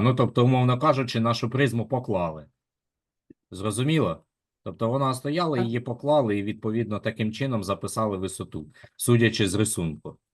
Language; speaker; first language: Ukrainian; native; Ukrainian